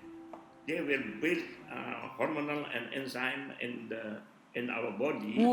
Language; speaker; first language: English; non-native, learner; Indonesian